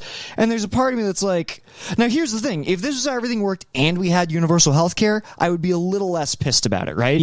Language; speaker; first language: English; native; English